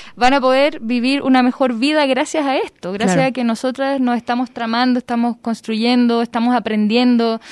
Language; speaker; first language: Spanish; native; Spanish